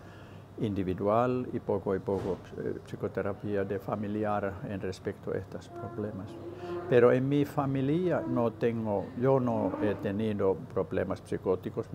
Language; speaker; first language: Spanish; non-native, learner; Finnish